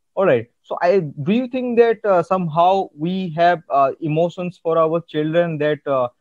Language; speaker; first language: English; non-native, local second language; Odia